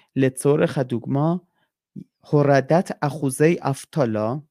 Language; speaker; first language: Hebrew; non-native, fluent; Persian